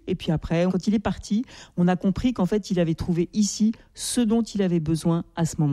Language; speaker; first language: French; native; French